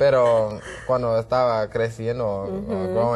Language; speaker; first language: Spanish; non-native, learner; English